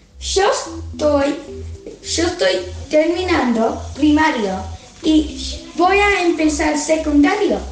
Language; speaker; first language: Spanish; early bilingual, heritage; Spanish